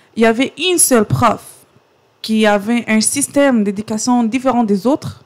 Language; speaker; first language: French; non-native, fluent; Arabic